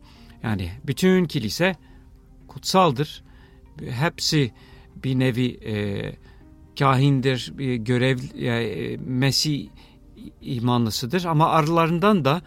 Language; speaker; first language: Turkish; non-native, fluent; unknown